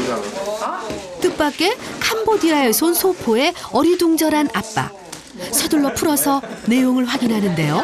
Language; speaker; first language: Korean; native; Korean